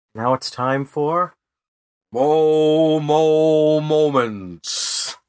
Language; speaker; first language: English; native; English